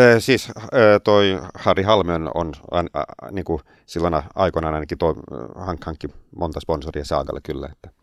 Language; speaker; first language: Finnish; non-native, local second language; Swedish